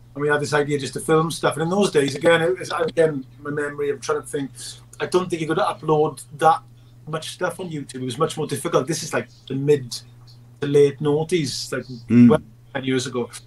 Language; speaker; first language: English; native; English